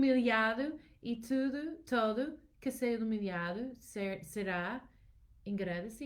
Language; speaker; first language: Portuguese; non-native, learner; English